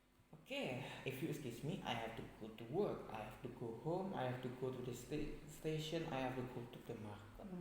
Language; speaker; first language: English; non-native, fluent; Indonesian